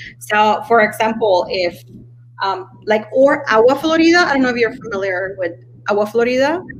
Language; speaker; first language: English; non-native, fluent; Spanish